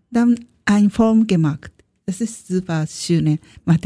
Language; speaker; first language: German; non-native, learner; Japanese